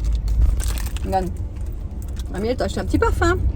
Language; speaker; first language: French; native; French